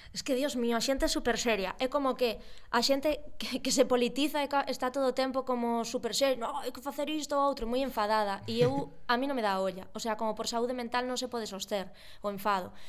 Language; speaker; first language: Galician; non-native, local second language; Spanish